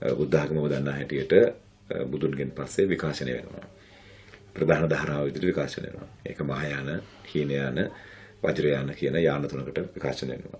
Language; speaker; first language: Sinhala; non-native, local second language; Tamil